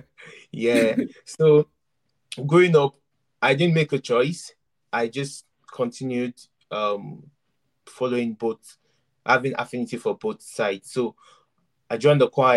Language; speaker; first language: English; non-native, local second language; Yoruba